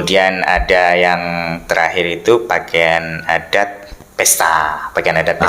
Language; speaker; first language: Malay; non-native, local second language; Madurese